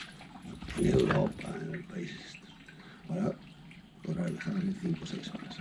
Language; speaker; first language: Spanish; non-native, local second language; Galician